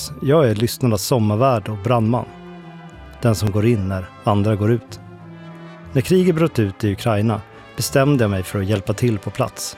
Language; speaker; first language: Swedish; native; Swedish